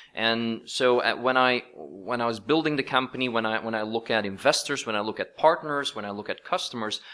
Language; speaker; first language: English; non-native, fluent; Dutch